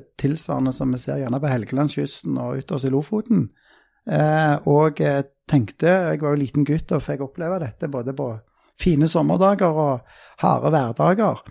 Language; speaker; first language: Norwegian; native; Norwegian